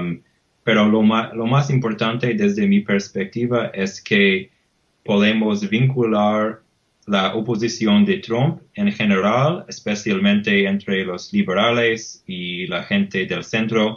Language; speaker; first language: Spanish; non-native, fluent; English